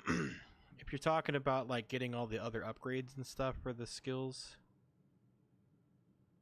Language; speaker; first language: English; native; English